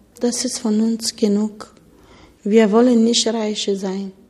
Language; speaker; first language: German; non-native, learner; Bulgarian